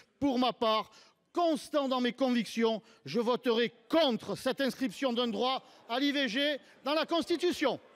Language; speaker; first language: French; native; French